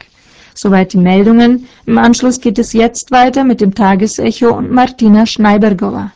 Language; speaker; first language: German; native; German